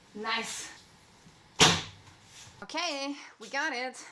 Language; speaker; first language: English; non-native, fluent; German